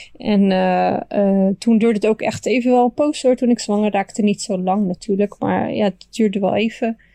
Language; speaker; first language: Dutch; early bilingual, other home language; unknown